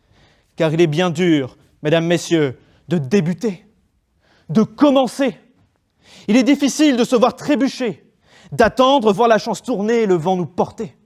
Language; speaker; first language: French; native; French